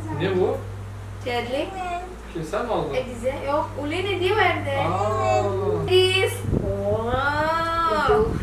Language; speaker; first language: Turkish; non-native, learner; Indonesian